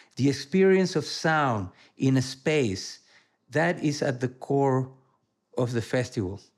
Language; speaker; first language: English; non-native, fluent; Spanish